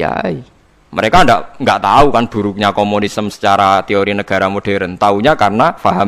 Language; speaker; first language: Indonesian; non-native, local second language; Javanese